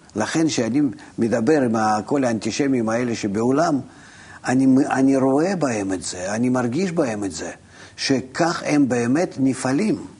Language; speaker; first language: Hebrew; non-native, fluent; Russian